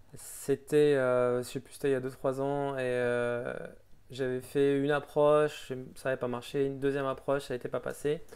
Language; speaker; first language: French; native; French